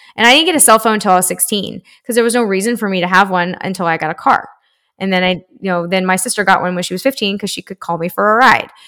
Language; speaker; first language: English; native; English